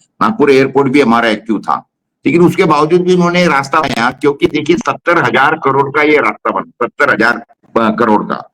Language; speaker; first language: Hindi; non-native, local second language; Marathi